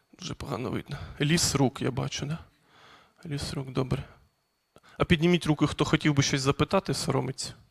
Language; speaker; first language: Ukrainian; non-native, local second language; Russian